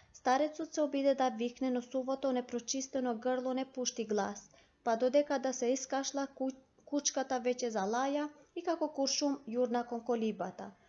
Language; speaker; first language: Macedonian; non-native, local second language; Albanian